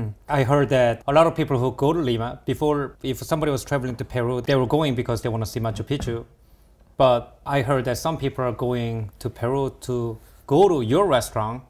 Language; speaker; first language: English; early bilingual, other home language; Korean